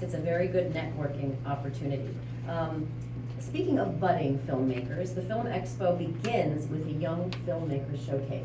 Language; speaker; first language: English; native; English